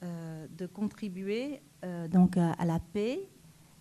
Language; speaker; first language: French; non-native, fluent; Chinese